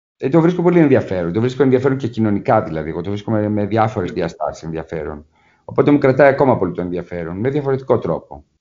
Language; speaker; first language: Greek; native; Greek